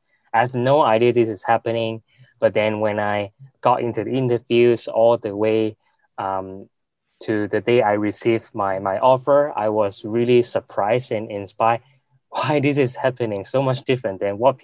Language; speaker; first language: English; non-native, local second language; Cantonese